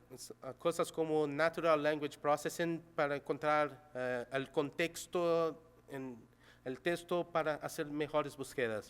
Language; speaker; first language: Spanish; non-native, local second language; Portuguese